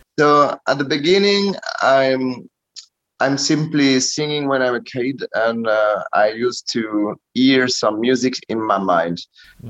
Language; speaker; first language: English; non-native, learner; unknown